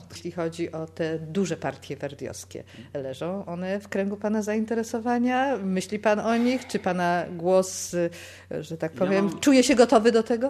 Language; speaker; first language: Polish; native; Polish